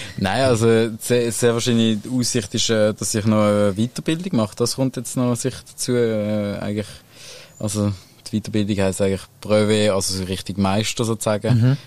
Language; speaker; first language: German; native; German